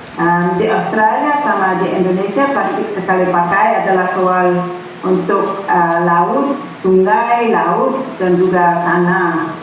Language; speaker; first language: Indonesian; non-native, fluent; English